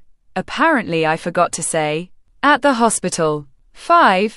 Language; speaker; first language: English; native; English